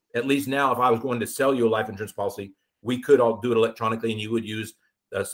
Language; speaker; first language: English; native; English